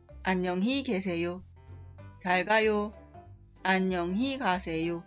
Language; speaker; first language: Korean; non-native, fluent; Spanish